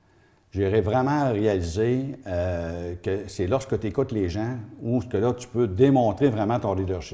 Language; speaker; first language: French; native; French